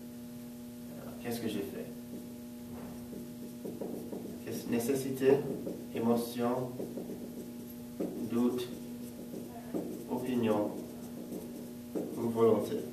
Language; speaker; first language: French; non-native, fluent; English